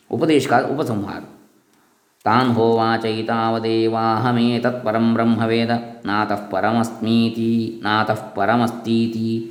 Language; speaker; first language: Hindi; non-native, local second language; Kannada